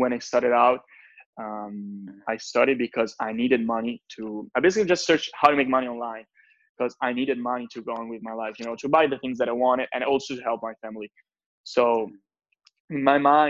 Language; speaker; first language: English; non-native, fluent; Italian